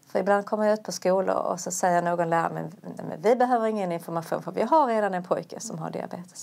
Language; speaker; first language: Swedish; native; Swedish